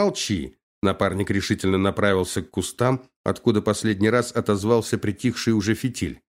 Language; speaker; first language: Russian; native; Russian